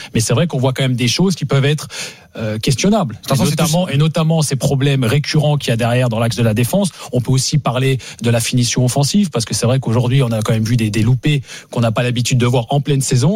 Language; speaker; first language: French; native; French